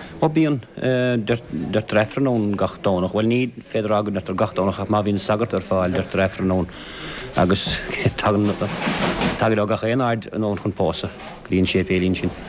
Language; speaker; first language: Irish; native; Irish